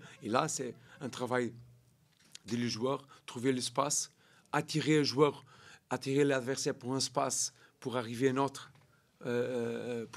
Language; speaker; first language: French; non-native, learner; Portuguese